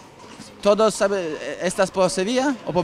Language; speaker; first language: Spanish; non-native, learner; Polish